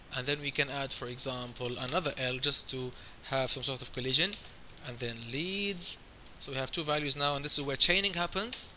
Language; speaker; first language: English; non-native, fluent; Arabic